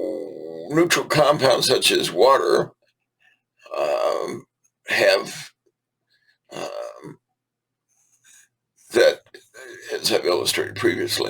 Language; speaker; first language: English; native; English